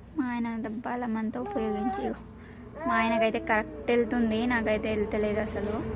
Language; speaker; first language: Telugu; non-native, local second language; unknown